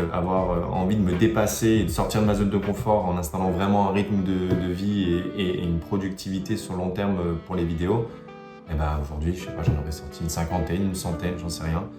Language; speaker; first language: French; native; French